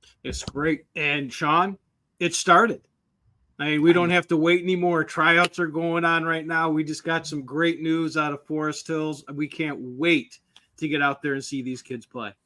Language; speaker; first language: English; native; English